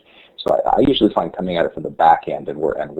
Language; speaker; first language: English; native; English